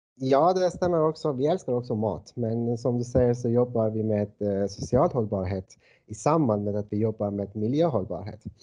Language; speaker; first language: Swedish; non-native, fluent; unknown